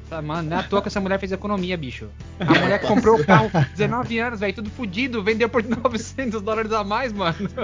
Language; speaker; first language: Portuguese; native; Portuguese